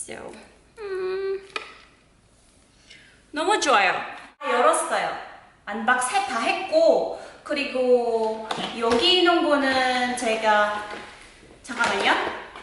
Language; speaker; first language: Korean; non-native, fluent; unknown